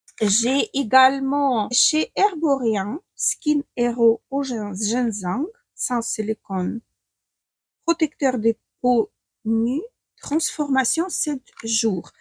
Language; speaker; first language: French; non-native, fluent; Ukrainian